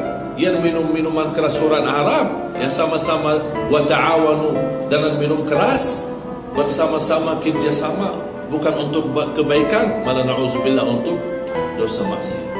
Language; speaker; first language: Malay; non-native, fluent; Arabic